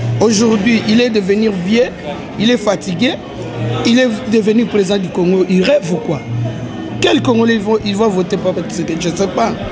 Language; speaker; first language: French; non-native, local second language; Lingala